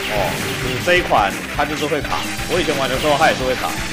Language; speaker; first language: Chinese; native; Chinese